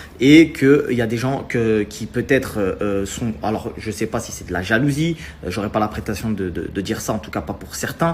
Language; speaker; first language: French; native; French